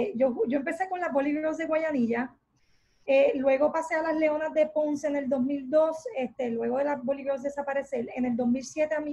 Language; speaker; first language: Spanish; native; Spanish